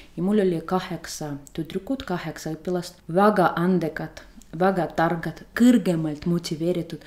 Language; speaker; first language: Estonian; non-native, learner; Russian